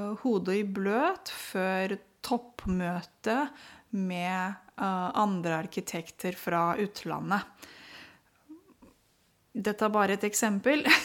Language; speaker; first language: Norwegian; non-native, fluent; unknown